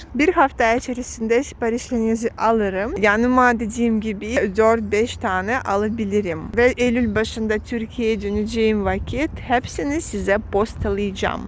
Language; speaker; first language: Turkish; non-native, fluent; Russian